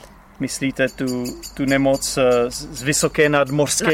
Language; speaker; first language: Czech; native; Czech